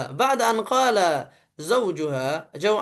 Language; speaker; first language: Arabic; non-native, fluent; Indonesian